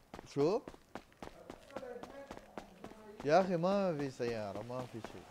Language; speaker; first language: Arabic; non-native, learner; Urdu